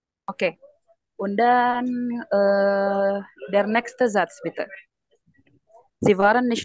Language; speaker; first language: German; non-native, fluent; Indonesian